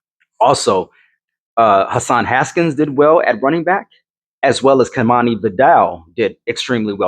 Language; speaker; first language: English; native; English